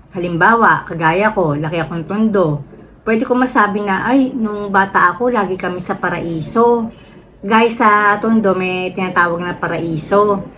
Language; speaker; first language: Filipino; native; Filipino